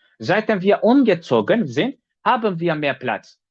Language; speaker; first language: German; non-native, fluent; Turkish